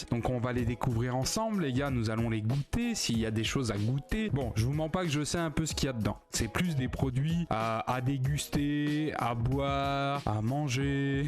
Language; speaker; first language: French; native; French